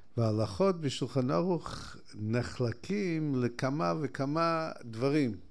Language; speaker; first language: Hebrew; non-native, fluent; Yiddish